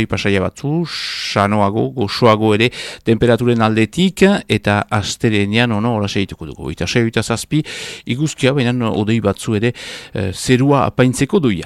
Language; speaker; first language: Basque; native; Basque